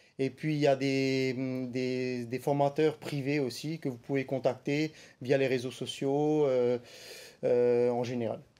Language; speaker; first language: French; native; French